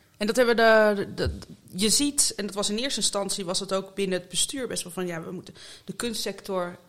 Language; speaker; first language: Dutch; native; Dutch